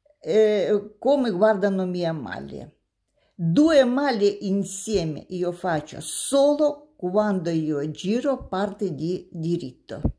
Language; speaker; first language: Italian; non-native, learner; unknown